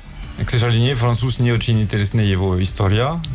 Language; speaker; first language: Russian; non-native, learner; French